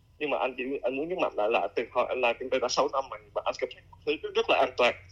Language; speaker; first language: Vietnamese; native; Vietnamese